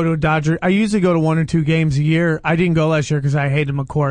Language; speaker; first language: English; native; English